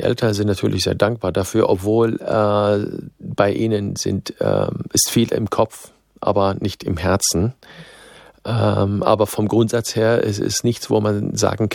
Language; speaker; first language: German; non-native, fluent; Arabic